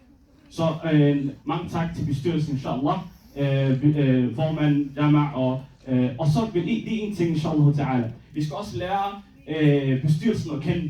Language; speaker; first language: Danish; early bilingual, other home language; Somali